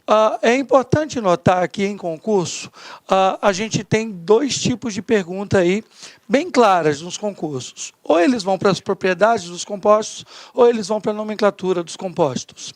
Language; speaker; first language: Portuguese; native; Portuguese